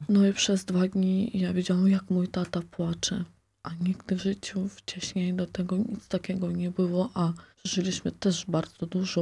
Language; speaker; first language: Polish; non-native, local second language; Ukrainian